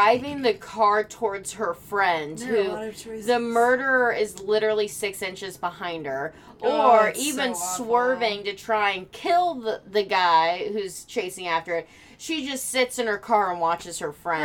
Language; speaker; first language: English; native; English